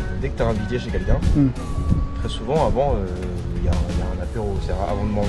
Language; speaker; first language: French; native; French